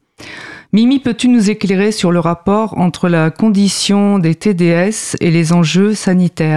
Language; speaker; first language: French; native; French